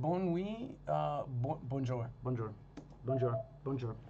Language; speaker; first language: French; non-native, learner; English